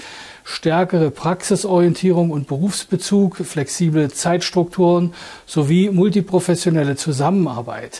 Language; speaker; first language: German; native; German